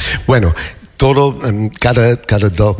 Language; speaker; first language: Spanish; non-native, fluent; English